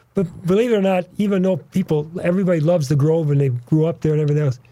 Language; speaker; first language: English; native; English